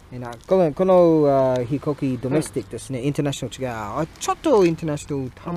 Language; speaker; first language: Japanese; non-native, learner; English